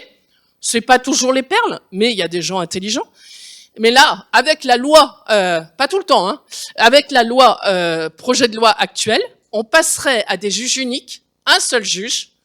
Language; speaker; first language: French; native; French